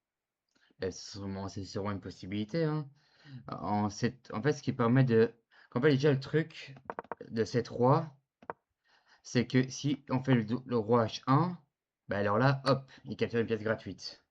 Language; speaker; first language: French; native; French